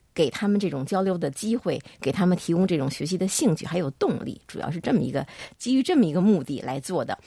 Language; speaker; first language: Chinese; native; Chinese